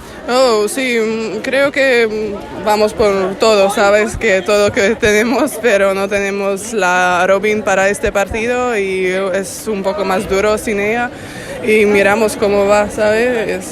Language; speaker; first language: Spanish; non-native, learner; Czech